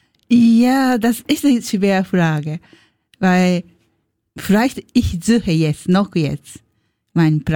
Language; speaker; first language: German; non-native, learner; Japanese